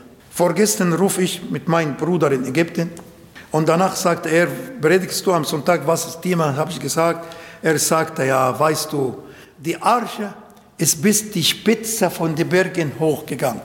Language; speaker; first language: German; non-native, fluent; Arabic